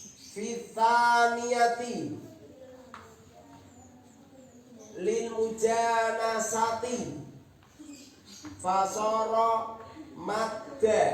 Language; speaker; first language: Arabic; non-native, fluent; Indonesian